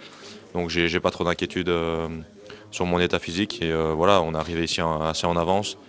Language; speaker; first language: French; native; French